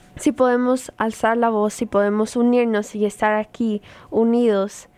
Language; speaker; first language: Spanish; native; Spanish